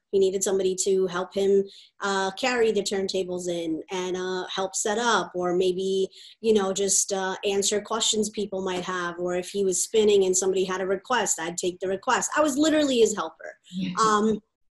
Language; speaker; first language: English; native; English